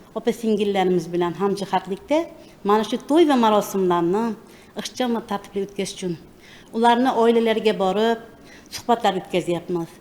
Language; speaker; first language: Uzbek; native; Uzbek